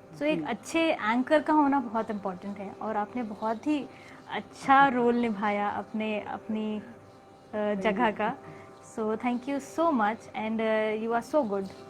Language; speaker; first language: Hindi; non-native, local second language; Magahi